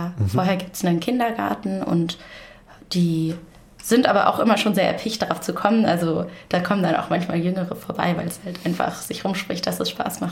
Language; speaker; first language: German; native; German